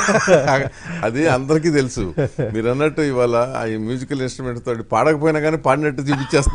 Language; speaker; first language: Telugu; native; Telugu